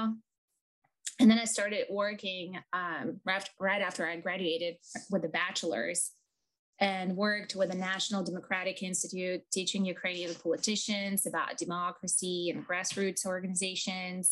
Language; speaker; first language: English; non-native, fluent; Ukrainian